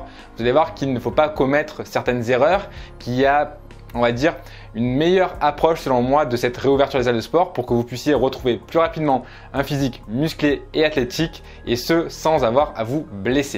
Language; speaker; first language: French; native; French